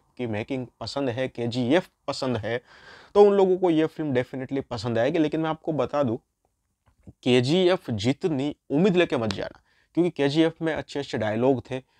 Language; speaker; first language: Hindi; non-native, local second language; Gujarati